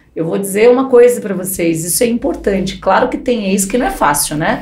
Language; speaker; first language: Portuguese; native; Portuguese